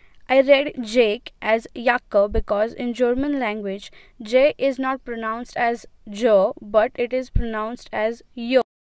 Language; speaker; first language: English; non-native, local second language; Marathi